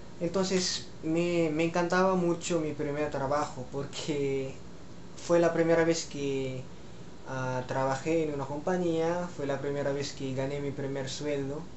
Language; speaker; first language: Spanish; non-native, fluent; Filipino